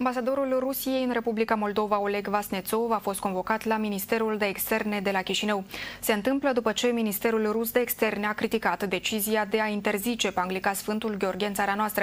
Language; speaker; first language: Romanian; native; Romanian